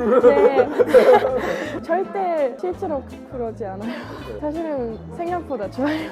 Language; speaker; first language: Korean; non-native, learner; German